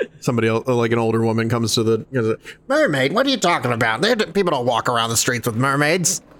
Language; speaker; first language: English; native; English